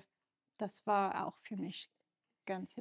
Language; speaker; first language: German; non-native, learner; English